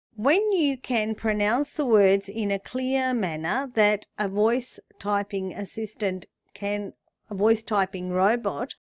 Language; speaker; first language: English; native; English